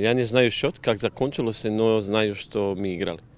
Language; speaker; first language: Russian; non-native, learner; Croatian